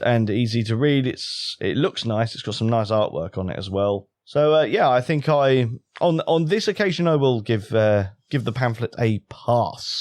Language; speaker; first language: English; native; English